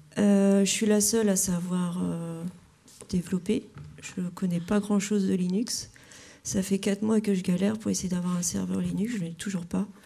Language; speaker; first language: French; native; French